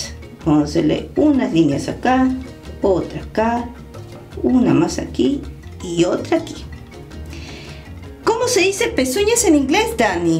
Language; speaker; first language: Spanish; native; Spanish